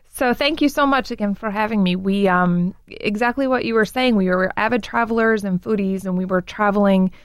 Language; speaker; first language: English; native; English